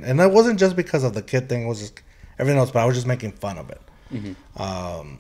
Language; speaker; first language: English; early bilingual, heritage; Spanish